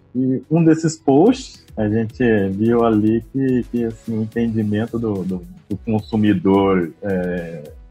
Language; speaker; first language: Portuguese; native; Portuguese